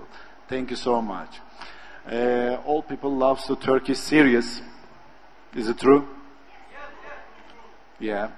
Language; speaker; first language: English; non-native, learner; Turkish